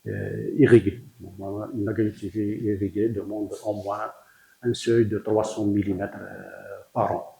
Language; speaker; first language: French; non-native, local second language; Arabic